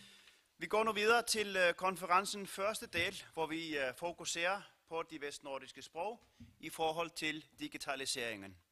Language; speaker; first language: Danish; non-native, fluent; Icelandic